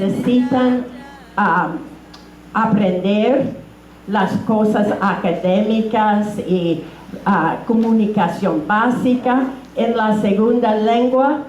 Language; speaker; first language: Spanish; non-native, fluent; English